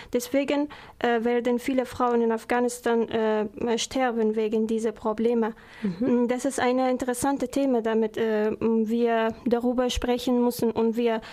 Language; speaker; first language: German; non-native, learner; Persian